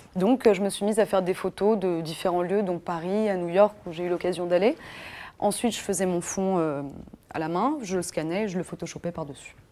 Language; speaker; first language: French; native; French